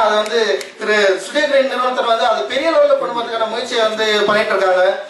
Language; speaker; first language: Tamil; native; Tamil